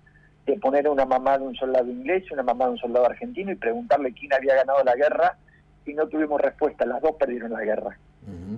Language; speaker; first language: Spanish; native; Spanish